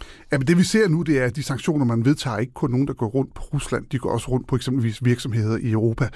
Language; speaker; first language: Danish; native; Danish